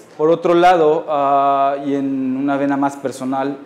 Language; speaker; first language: Spanish; native; Spanish